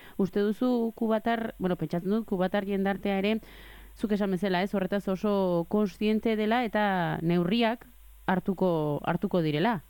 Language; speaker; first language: Basque; native; Basque